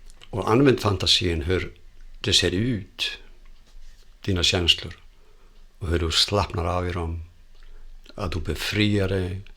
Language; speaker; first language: Swedish; non-native, fluent; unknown